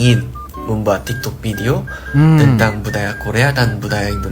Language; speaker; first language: Indonesian; non-native, learner; Korean